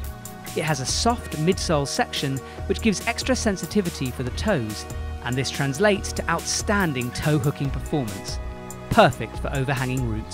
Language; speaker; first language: English; native; English